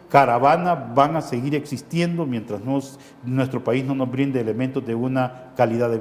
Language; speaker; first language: Spanish; native; Spanish